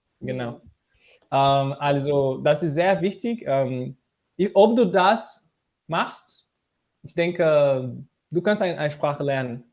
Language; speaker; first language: German; non-native, learner; Portuguese